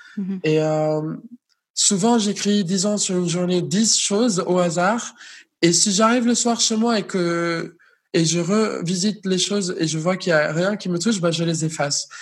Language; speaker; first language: French; non-native, fluent; Spanish